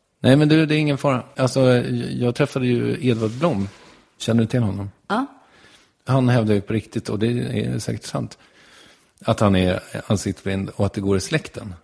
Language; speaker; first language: Swedish; native; Swedish